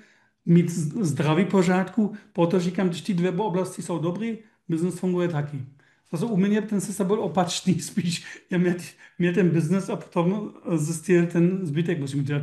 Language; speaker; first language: Czech; non-native, learner; German